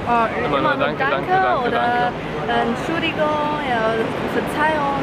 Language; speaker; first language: German; non-native, fluent; Chinese